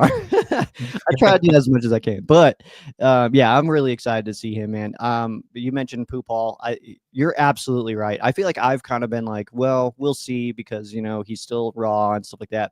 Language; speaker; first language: English; native; English